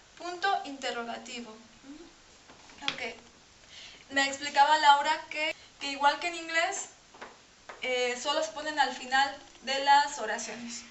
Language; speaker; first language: Spanish; non-native, fluent; French